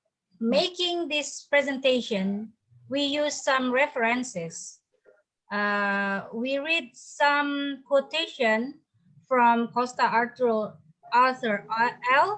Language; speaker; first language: English; non-native, fluent; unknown